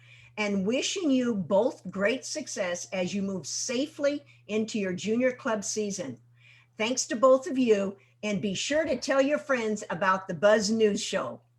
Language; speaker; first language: English; native; English